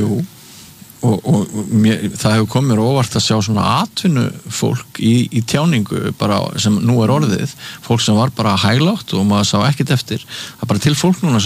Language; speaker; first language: Icelandic; native; Icelandic